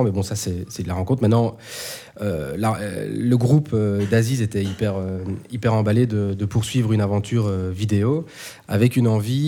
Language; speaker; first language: French; native; French